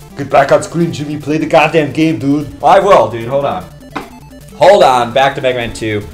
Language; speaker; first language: English; native; English